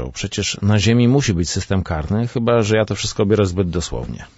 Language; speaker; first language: Polish; native; Polish